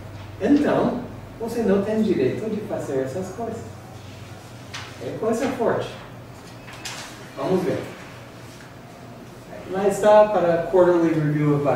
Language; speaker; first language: Portuguese; non-native, learner; English